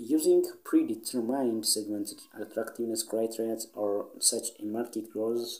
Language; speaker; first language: English; non-native, local second language; Amharic